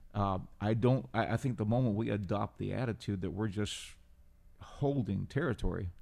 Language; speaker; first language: English; non-native, fluent; Spanish